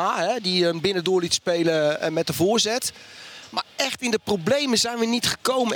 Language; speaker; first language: Dutch; native; Dutch